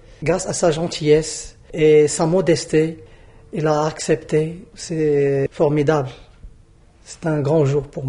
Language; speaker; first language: French; non-native, local second language; Arabic